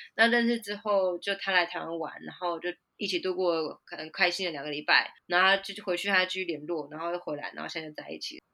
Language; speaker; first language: Chinese; native; Chinese